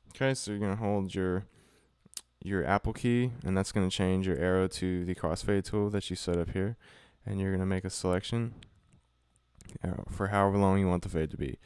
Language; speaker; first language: English; native; English